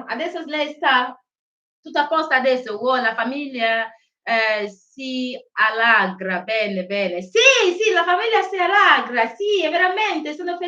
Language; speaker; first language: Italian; non-native, learner; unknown